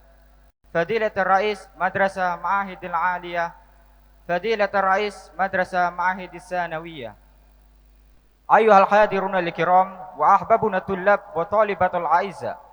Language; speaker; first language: Arabic; non-native, fluent; Indonesian